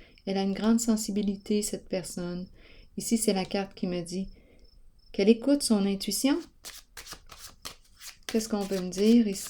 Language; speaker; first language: French; native; French